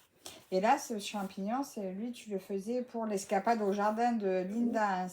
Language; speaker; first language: French; native; French